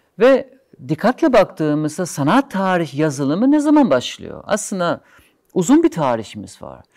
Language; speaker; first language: Turkish; non-native, fluent; German